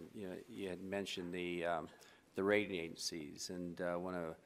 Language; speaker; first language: English; native; English